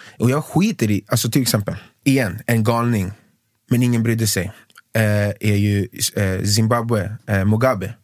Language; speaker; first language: Swedish; native; Swedish